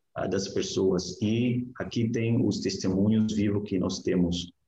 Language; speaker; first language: Portuguese; non-native, fluent; Hausa